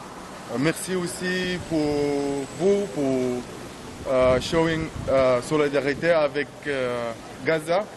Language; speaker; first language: French; non-native, learner; Arabic